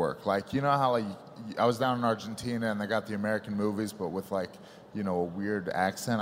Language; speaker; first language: English; native; English